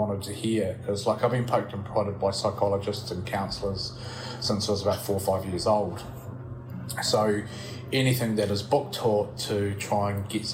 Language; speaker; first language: English; native; English